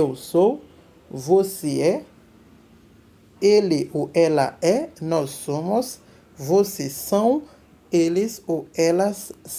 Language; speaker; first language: Portuguese; non-native, fluent; Haitian Creole